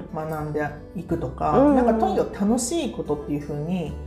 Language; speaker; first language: Japanese; early bilingual, heritage; English